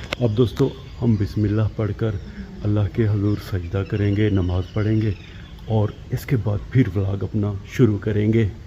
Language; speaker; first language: Urdu; non-native, local second language; Punjabi